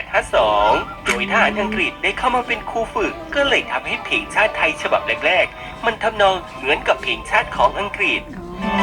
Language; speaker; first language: Thai; native; Thai